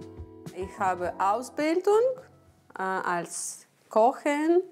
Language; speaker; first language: German; non-native, learner; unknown